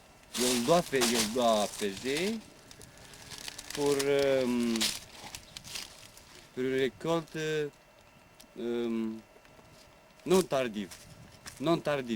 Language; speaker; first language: French; non-native, learner; Romanian